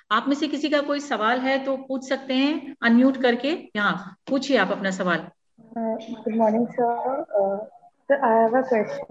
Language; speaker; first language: Hindi; native; Hindi